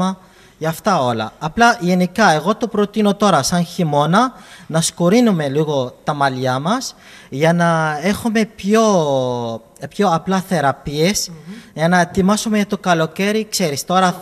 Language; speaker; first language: Greek; non-native, fluent; Arabic